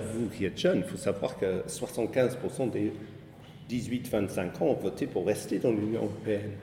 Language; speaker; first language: French; non-native, fluent; English